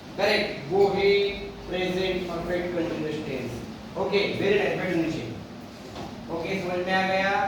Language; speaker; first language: Hindi; non-native, local second language; Marathi